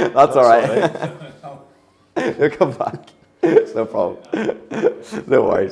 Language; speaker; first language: English; native; English